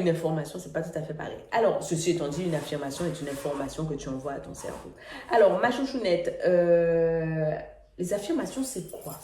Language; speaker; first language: French; native; French